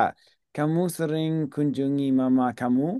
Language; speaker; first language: Indonesian; non-native, learner; English